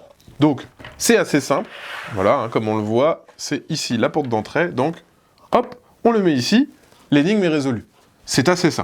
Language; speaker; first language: French; native; French